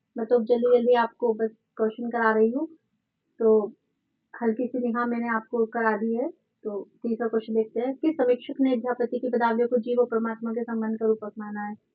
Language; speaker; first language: Hindi; native; Hindi